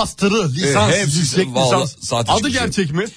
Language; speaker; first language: Turkish; native; Turkish